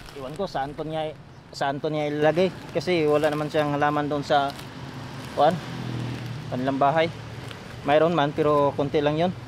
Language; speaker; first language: Filipino; non-native, local second language; Cebuano